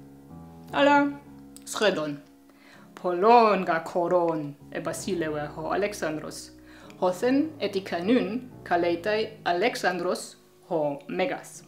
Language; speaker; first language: Greek; non-native, fluent; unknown